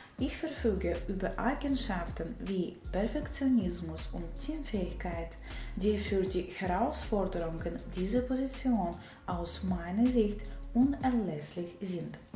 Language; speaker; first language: German; non-native, fluent; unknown